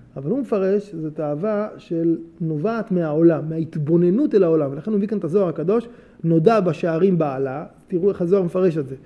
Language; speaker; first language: Hebrew; native; Hebrew